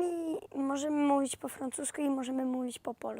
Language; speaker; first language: Polish; early bilingual, heritage; Polish